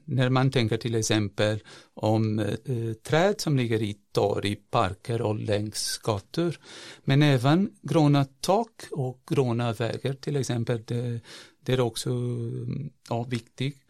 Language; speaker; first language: Swedish; non-native, fluent; Portuguese